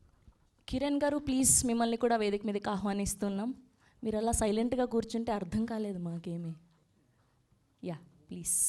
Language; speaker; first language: Telugu; native; Telugu